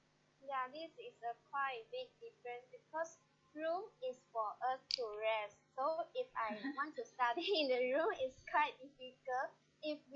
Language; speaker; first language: English; non-native, learner; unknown